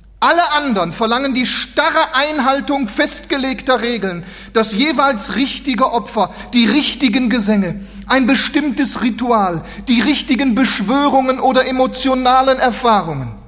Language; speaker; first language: German; native; German